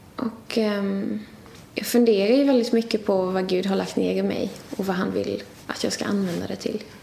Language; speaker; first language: Swedish; native; Swedish